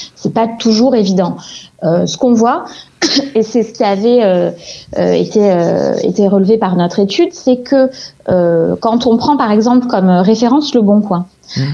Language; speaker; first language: French; native; French